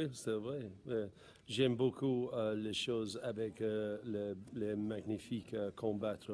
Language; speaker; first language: French; non-native, learner; English